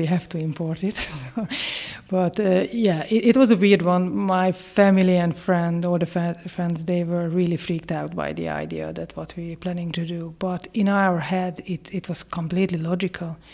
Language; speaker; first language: English; non-native, fluent; Hungarian